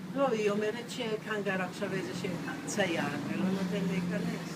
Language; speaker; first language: Hebrew; non-native, fluent; Georgian